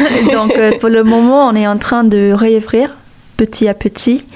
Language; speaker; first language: French; non-native, fluent; English